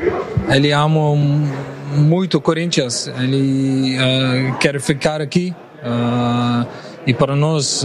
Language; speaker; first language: Portuguese; non-native, learner; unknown